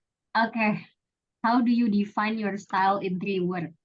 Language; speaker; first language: English; non-native, fluent; Indonesian